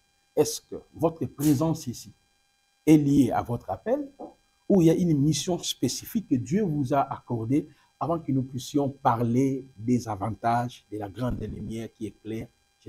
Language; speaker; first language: French; non-native, local second language; Lingala